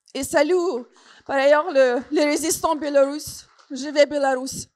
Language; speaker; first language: French; non-native, fluent; Ukrainian